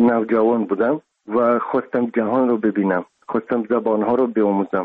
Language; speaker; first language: Persian; non-native, local second language; Russian